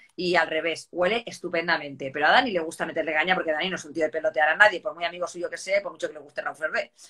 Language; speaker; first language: Spanish; native; Spanish